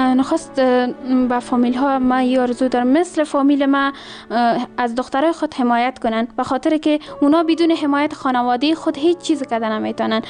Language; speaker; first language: Persian; native; Persian